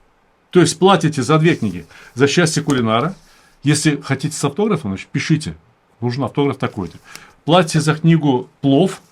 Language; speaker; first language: Russian; native; Russian